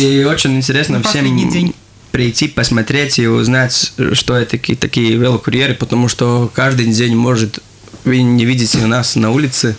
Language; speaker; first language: Russian; non-native, local second language; Latvian